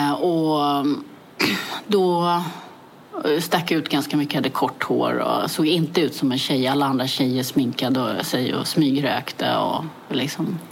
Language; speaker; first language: Swedish; early bilingual, other home language; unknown